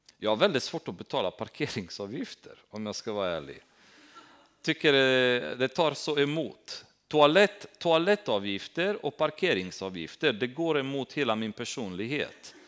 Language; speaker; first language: Swedish; non-native, fluent; Romanian